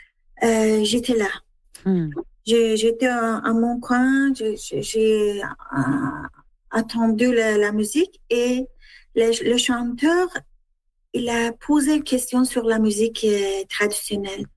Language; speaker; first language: French; non-native, learner; Persian